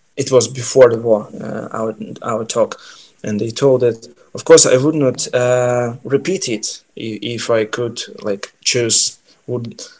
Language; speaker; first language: English; non-native, fluent; Ukrainian